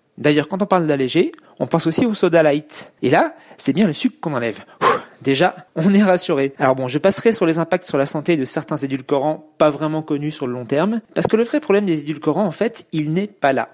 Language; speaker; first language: French; native; French